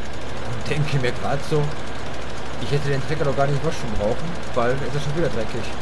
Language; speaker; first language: German; native; German